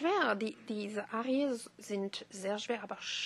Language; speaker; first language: German; non-native, learner; French